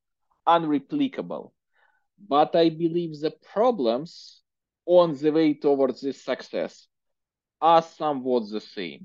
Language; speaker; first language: English; non-native, fluent; Russian